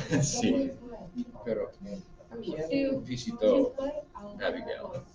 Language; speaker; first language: Spanish; non-native, fluent; English